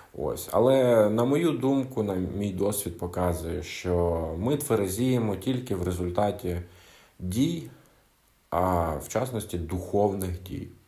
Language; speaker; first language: Ukrainian; non-native, local second language; Russian